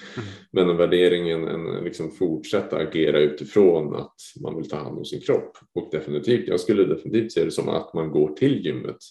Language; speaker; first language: Swedish; native; Swedish